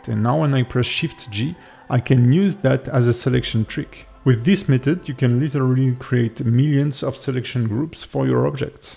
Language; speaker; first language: English; non-native, fluent; French